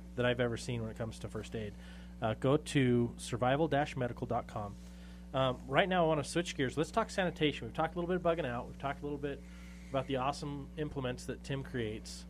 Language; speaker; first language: English; native; English